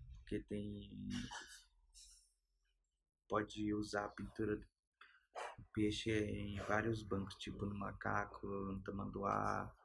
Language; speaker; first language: Portuguese; non-native, local second language; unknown